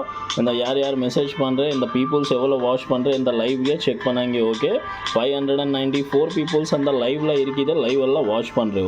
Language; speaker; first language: Tamil; non-native, learner; Kannada